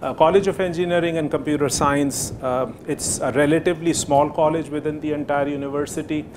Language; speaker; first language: English; non-native, local second language; Hindi